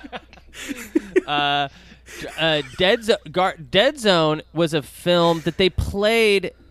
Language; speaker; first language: English; native; English